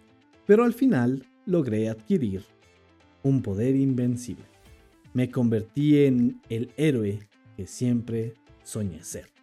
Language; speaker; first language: Spanish; non-native, fluent; English